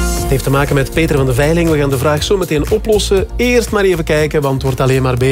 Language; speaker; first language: Dutch; native; Dutch